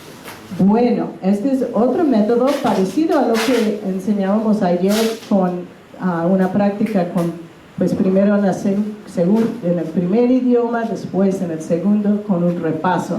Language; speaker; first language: Spanish; non-native, fluent; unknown